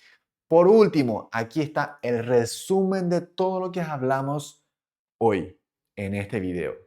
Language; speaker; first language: Spanish; non-native, fluent; Japanese